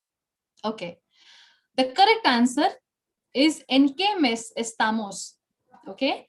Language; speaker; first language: Spanish; non-native, fluent; Bangla